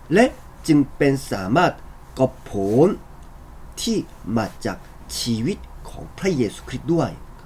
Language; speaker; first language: Thai; non-native, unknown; Korean